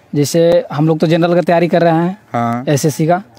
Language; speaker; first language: Hindi; native; Hindi